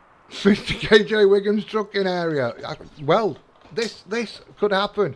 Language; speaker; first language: English; native; English